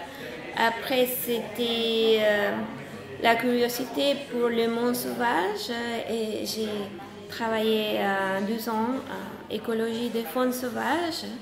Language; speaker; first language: French; non-native, fluent; Spanish